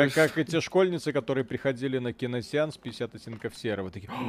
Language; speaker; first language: Russian; native; Russian